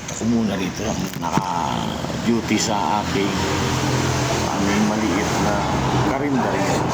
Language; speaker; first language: Filipino; non-native, local second language; Iloko